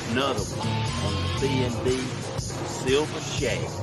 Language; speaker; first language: English; native; English